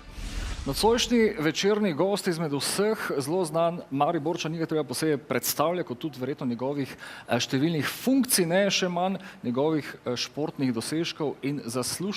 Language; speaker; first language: Slovenian; native; Slovenian